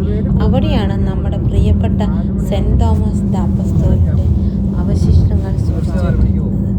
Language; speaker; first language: Malayalam; native; Malayalam